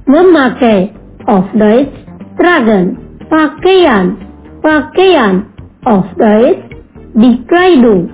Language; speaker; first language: German; non-native, fluent; Indonesian